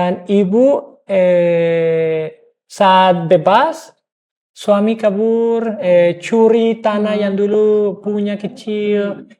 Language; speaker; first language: Indonesian; non-native, fluent; English